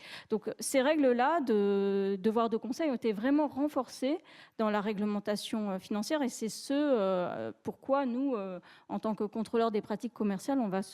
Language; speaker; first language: French; native; French